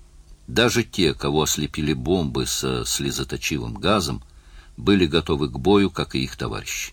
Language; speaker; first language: Russian; native; Russian